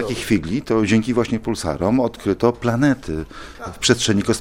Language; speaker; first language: Polish; native; Polish